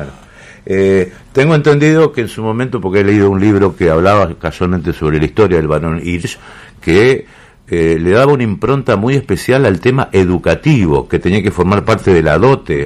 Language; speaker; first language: Spanish; native; Spanish